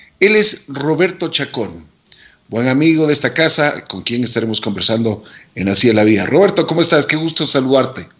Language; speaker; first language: Spanish; native; Spanish